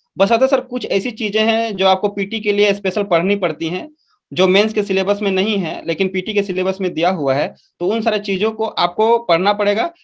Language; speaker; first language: Hindi; non-native, local second language; Magahi